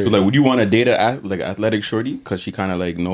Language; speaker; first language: English; native; English